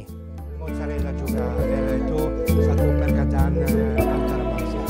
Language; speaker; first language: Indonesian; non-native, learner; Italian